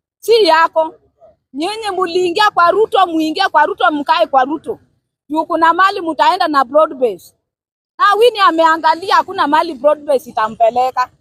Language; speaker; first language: Swahili; non-native, local second language; Luo (Kenya and Tanzania)